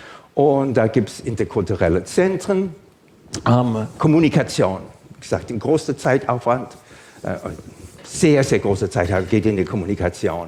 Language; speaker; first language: German; non-native, fluent; English